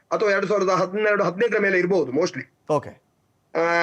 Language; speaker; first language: Kannada; native; Kannada